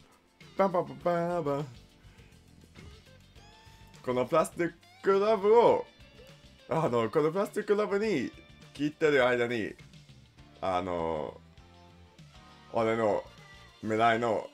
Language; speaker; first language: Japanese; non-native, learner; English